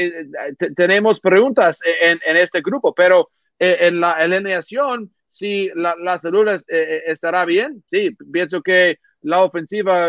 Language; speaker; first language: Spanish; non-native, learner; English